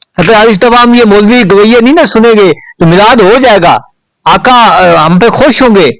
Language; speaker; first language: Urdu; non-native, local second language; Punjabi